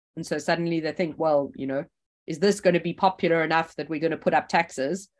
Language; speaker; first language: English; native; English